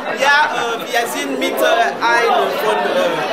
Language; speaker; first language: German; non-native, learner; Lingala